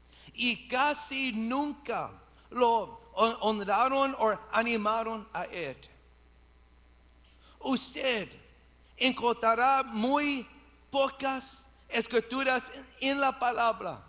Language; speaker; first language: Spanish; early bilingual, heritage; English